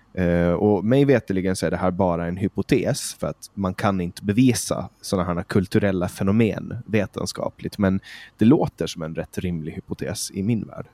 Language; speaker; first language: Swedish; native; Swedish